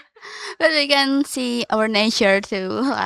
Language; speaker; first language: English; non-native, learner; Indonesian